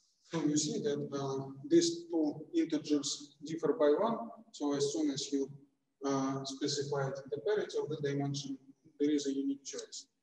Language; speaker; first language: English; non-native, fluent; Russian